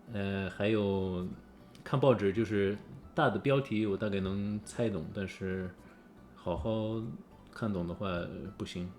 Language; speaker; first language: Chinese; early bilingual, heritage; English